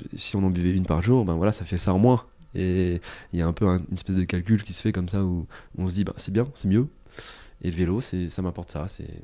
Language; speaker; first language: French; native; French